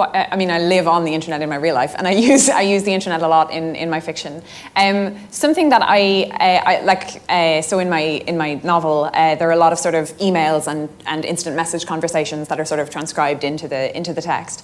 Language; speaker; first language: English; native; English